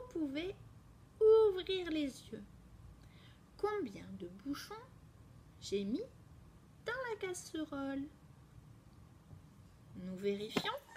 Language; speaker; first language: French; native; French